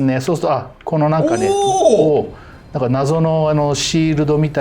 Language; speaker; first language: Japanese; native; Japanese